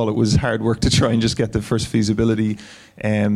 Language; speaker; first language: English; native; English